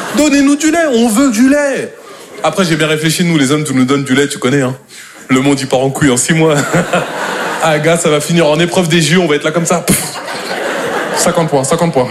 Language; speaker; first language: French; native; French